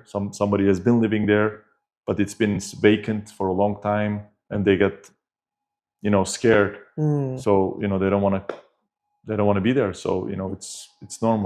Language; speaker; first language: English; non-native, fluent; Turkish